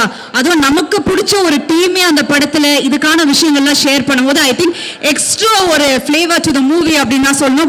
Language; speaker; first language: Tamil; native; Tamil